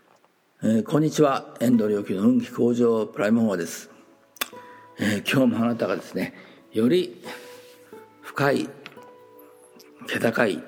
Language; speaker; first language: Japanese; native; Japanese